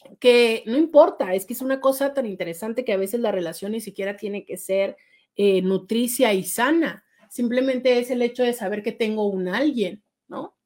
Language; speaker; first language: Spanish; native; Spanish